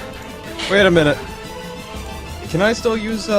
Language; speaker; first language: English; native; English